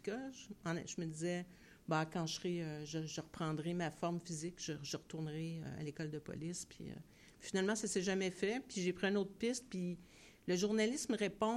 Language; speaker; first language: French; native; French